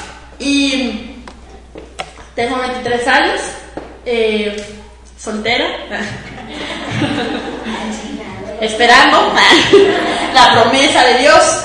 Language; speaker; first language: Spanish; native; Spanish